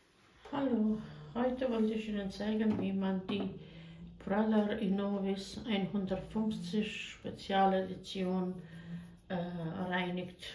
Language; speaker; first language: German; non-native, fluent; Croatian